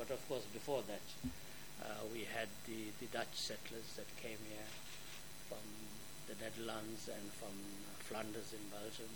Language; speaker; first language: English; native; English